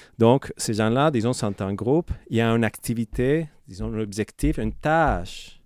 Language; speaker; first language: French; non-native, fluent; Spanish